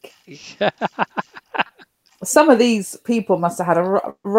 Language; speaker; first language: English; native; English